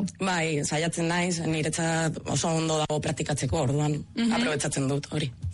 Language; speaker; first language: Basque; non-native, local second language; Spanish